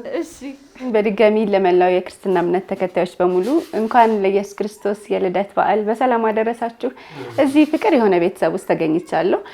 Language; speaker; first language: Amharic; native; Amharic